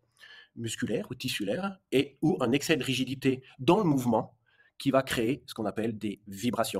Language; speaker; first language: French; native; French